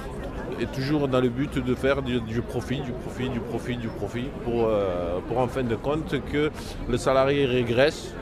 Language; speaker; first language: French; native; French